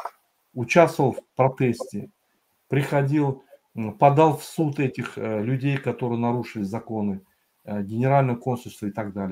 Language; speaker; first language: Russian; native; Russian